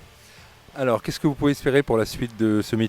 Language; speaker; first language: French; native; French